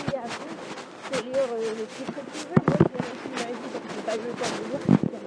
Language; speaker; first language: French; native; French